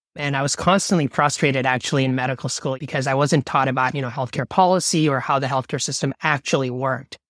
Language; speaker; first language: English; non-native, local second language; Bangla